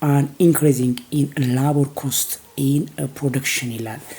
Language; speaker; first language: English; non-native, local second language; Amharic